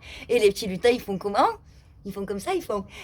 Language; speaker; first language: French; native; French